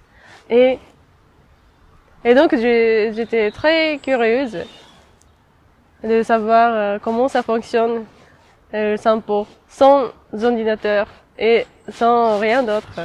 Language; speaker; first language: French; non-native, fluent; Japanese